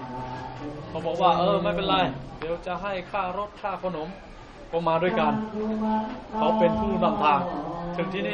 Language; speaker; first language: Thai; non-native, fluent; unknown